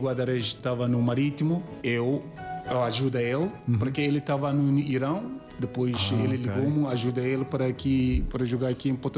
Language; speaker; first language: Portuguese; non-native, learner; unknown